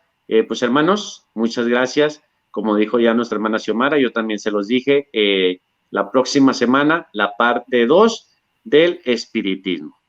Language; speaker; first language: Spanish; native; Spanish